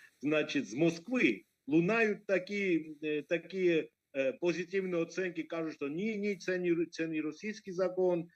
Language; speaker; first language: Ukrainian; non-native, fluent; Georgian